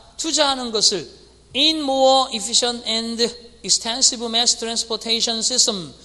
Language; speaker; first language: English; non-native, fluent; Korean